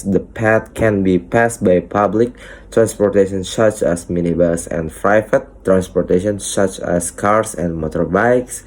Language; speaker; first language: English; non-native, learner; Indonesian